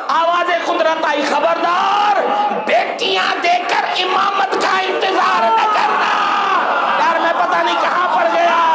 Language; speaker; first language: Urdu; non-native, local second language; Sindhi